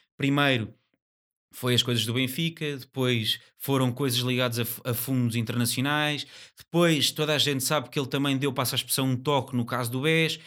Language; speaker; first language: Portuguese; native; Portuguese